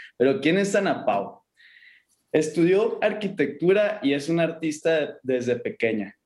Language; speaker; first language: Spanish; native; Spanish